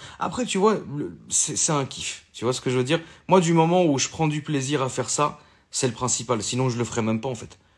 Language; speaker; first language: French; native; French